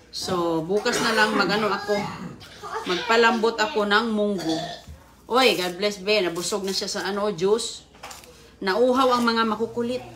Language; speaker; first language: Filipino; non-native, local second language; Cebuano